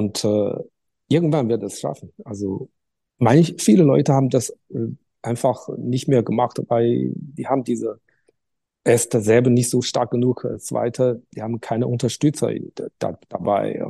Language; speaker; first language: German; non-native, fluent; Chinese